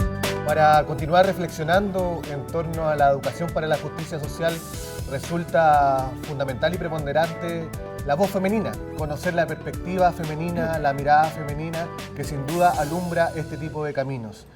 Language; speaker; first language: Spanish; native; Spanish